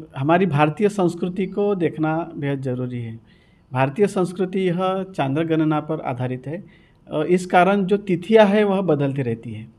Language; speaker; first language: Hindi; non-native, local second language; Marathi